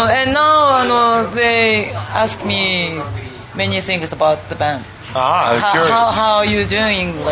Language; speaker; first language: English; non-native, fluent; Japanese